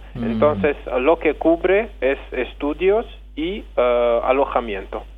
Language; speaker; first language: Spanish; non-native, fluent; Russian